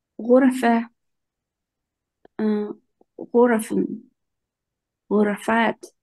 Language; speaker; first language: Arabic; non-native, learner; Chinese